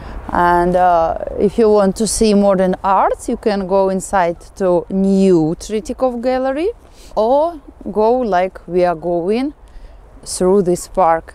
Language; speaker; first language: English; non-native, fluent; Russian